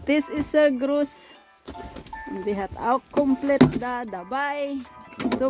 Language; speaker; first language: German; non-native, learner; Filipino